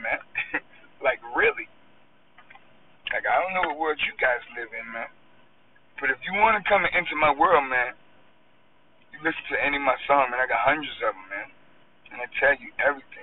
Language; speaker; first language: English; native; English